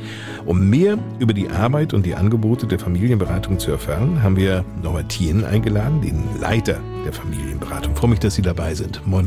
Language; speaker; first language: German; native; German